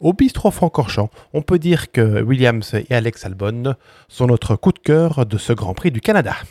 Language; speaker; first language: French; native; French